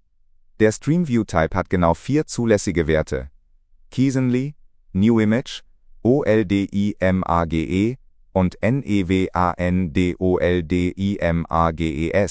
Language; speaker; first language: German; native; German